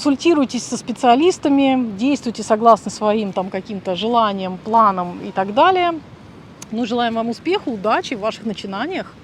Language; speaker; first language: Russian; native; Russian